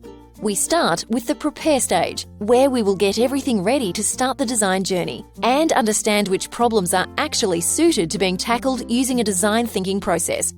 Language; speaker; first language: English; native; English